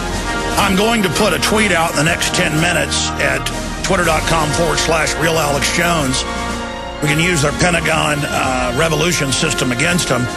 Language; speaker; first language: English; native; English